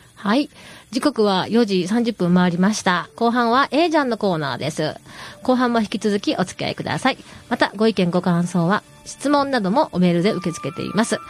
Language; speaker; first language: Japanese; native; Japanese